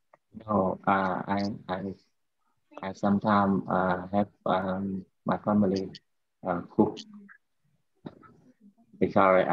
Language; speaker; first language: English; non-native, learner; Vietnamese